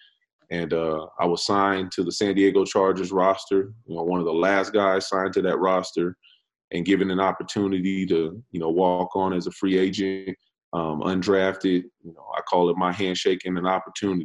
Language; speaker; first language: English; native; English